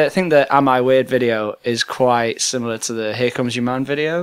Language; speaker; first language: English; native; English